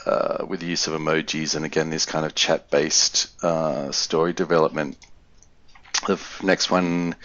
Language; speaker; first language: English; native; English